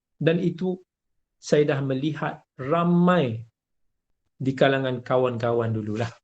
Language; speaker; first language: Malay; native; Malay